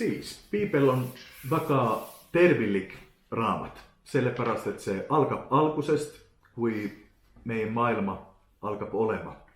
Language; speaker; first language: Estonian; non-native, learner; Finnish